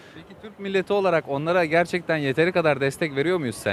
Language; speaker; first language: Turkish; native; Turkish